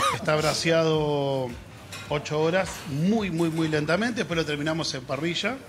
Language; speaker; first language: Spanish; native; Spanish